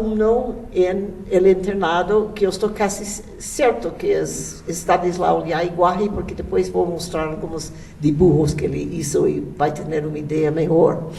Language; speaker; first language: Spanish; non-native, fluent; English